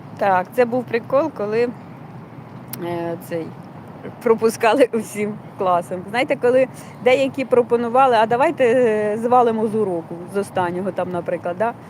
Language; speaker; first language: Ukrainian; native; Ukrainian